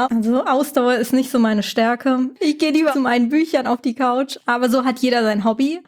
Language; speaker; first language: German; native; German